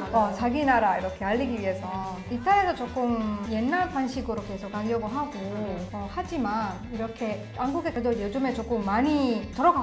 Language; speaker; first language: Korean; non-native, fluent; Italian